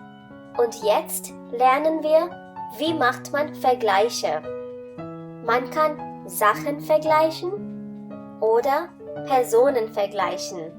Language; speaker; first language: German; non-native, fluent; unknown